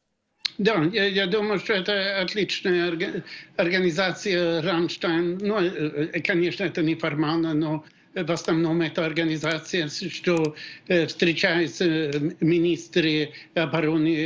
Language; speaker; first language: Russian; non-native, fluent; Swedish